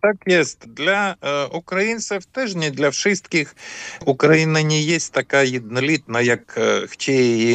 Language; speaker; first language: Polish; non-native, fluent; Ukrainian